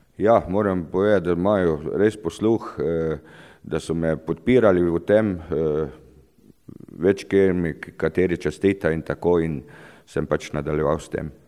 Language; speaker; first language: Slovenian; native; Slovenian